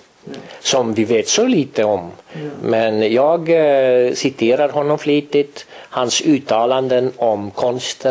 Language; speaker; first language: Swedish; non-native, fluent; Estonian